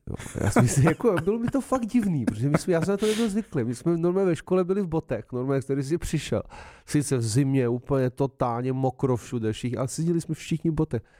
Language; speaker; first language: Czech; non-native, fluent; Serbian